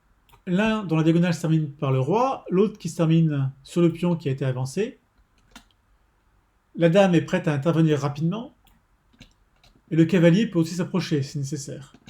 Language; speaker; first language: French; native; French